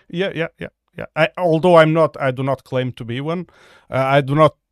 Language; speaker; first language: English; non-native, fluent; Portuguese